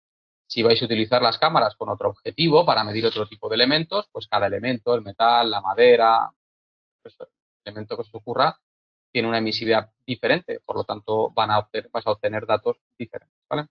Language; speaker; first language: Spanish; native; Spanish